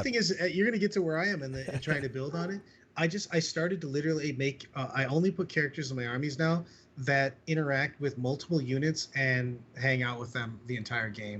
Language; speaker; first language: English; native; English